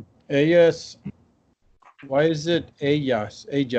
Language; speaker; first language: Spanish; non-native, learner; English